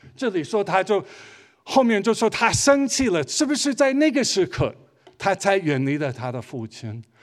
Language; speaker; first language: Chinese; early bilingual, other home language; English